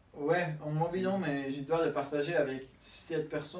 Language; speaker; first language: French; non-native, learner; Spanish